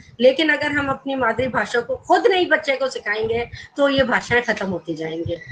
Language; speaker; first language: Urdu; non-native, local second language; Gujarati